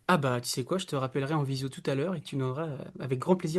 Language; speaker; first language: French; native; French